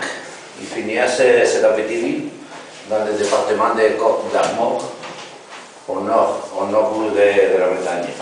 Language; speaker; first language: French; non-native, learner; Spanish